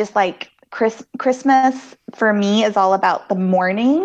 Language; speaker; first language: English; native; English